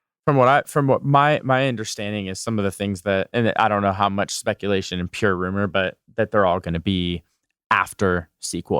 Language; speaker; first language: English; native; English